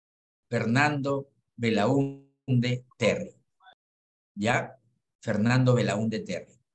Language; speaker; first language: Spanish; native; Spanish